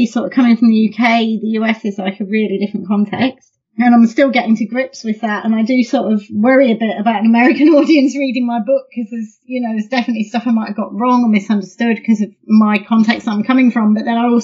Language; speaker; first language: English; native; English